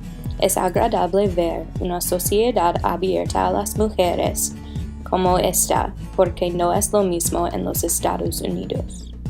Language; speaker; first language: Spanish; non-native, learner; English